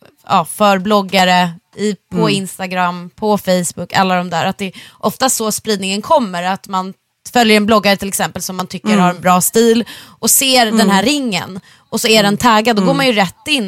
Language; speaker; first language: Swedish; native; Swedish